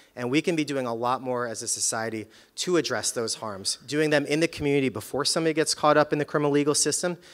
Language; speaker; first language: English; native; English